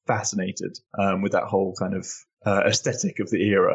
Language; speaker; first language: English; native; English